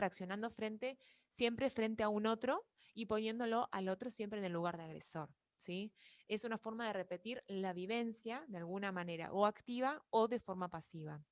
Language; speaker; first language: Spanish; native; Spanish